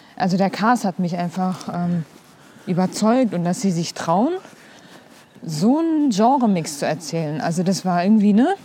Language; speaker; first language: German; early bilingual, other home language; Kurdish